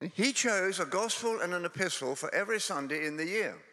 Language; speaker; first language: English; native; English